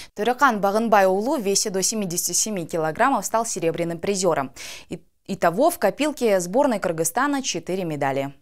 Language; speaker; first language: Russian; non-native, local second language; Kyrgyz